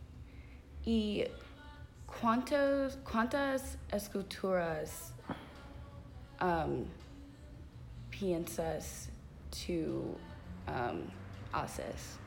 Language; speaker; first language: Spanish; non-native, learner; English